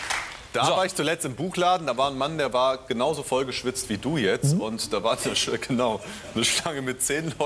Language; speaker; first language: German; native; German